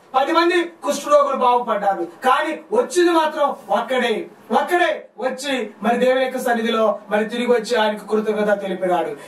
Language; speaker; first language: Telugu; non-native, local second language; Lambadi